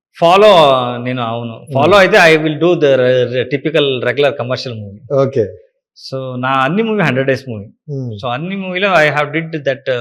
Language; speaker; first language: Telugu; non-native, learner; Kannada